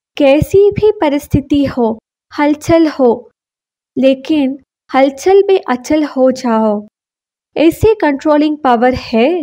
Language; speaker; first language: Hindi; non-native, local second language; Kannada